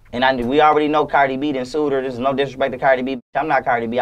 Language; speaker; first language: English; native; English